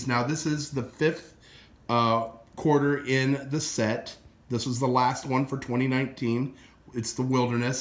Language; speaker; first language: English; native; English